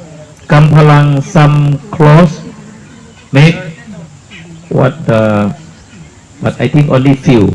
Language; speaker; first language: English; non-native, learner; Thai